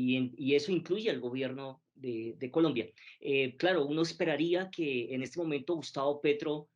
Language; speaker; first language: Spanish; native; Spanish